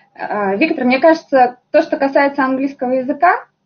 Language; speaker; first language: Russian; native; Russian